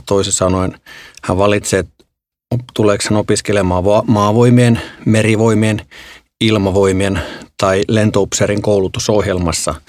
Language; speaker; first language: Finnish; native; Finnish